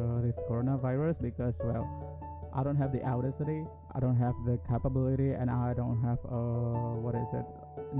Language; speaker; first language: English; non-native, fluent; Indonesian